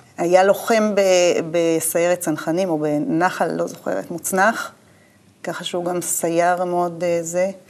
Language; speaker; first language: Hebrew; native; Hebrew